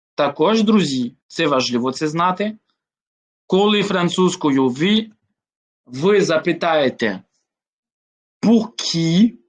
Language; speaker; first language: Ukrainian; non-native, fluent; French